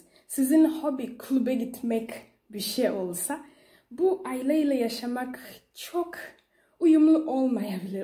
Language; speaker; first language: Turkish; non-native, learner; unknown